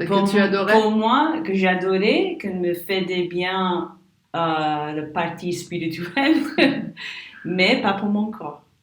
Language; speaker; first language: French; non-native, learner; English